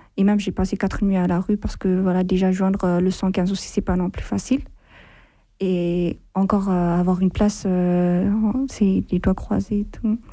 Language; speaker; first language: French; non-native, fluent; Amharic